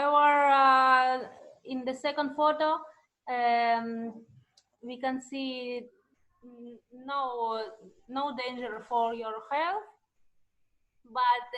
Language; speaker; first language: English; non-native, learner; Russian